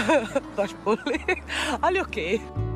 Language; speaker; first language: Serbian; non-native, fluent; Italian